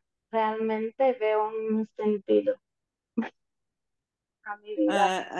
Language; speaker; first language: Spanish; non-native, fluent; Romanian